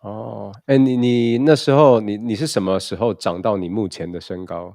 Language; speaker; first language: Chinese; early bilingual, other home language; Indonesian